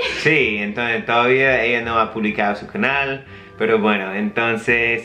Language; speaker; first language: Spanish; non-native, fluent; English